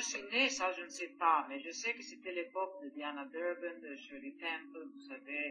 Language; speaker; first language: French; non-native, fluent; Greek